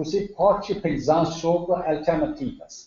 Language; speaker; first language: Portuguese; non-native, learner; Danish